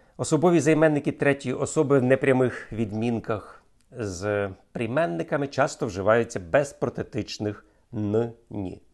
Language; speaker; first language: Ukrainian; native; Ukrainian